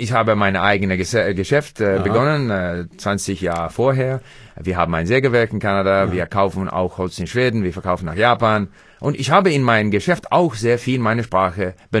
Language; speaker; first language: German; non-native, learner; English